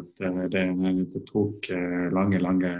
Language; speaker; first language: Norwegian; non-native, fluent; Estonian